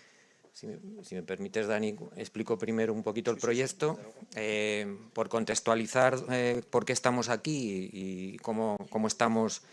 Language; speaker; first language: Spanish; native; Spanish